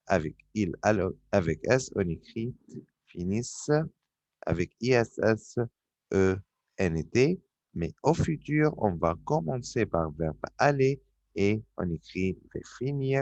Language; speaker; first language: French; non-native, fluent; Arabic